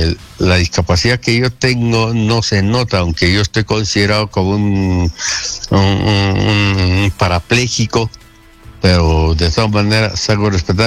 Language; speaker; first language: Spanish; native; Spanish